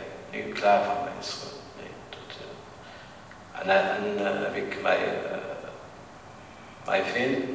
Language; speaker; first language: Dutch; non-native, learner; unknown